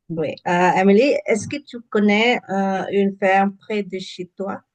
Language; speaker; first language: French; non-native, learner; English